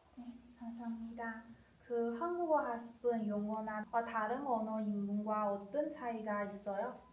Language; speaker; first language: Korean; non-native, learner; Chinese